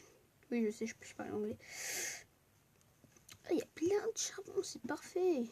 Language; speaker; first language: French; native; French